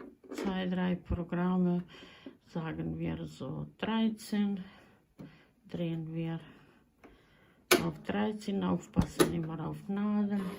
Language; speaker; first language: German; non-native, fluent; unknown